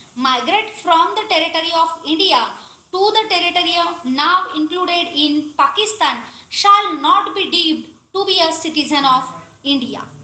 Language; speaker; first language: English; non-native, local second language; Marathi